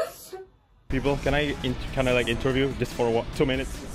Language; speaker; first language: English; non-native, fluent; Indonesian